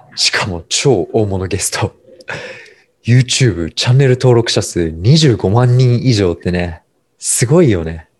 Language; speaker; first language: Japanese; native; Japanese